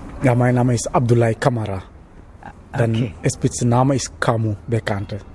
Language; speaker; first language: German; non-native, learner; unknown